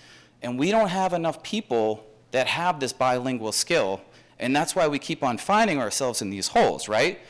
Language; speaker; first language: English; native; English